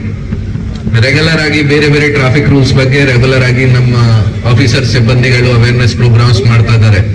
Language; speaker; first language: Kannada; non-native, local second language; Hindi